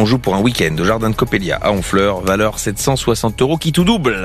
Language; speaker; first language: French; native; French